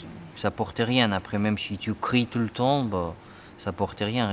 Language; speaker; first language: French; non-native, learner; Russian